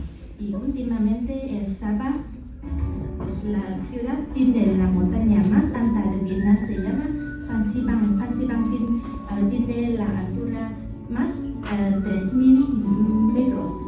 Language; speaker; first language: Spanish; non-native, learner; Vietnamese